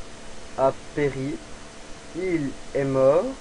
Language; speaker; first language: French; native; French